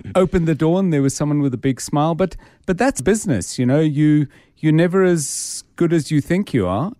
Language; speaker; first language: English; native; English